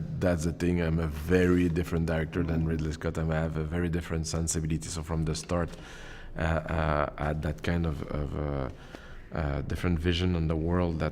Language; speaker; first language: English; non-native, local second language; French